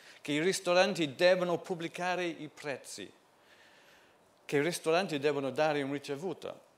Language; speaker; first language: Italian; non-native, fluent; English